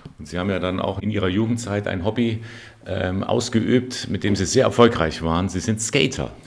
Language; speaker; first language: German; native; German